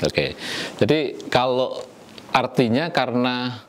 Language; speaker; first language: Indonesian; native; Indonesian